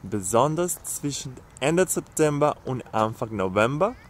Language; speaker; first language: German; non-native, fluent; Spanish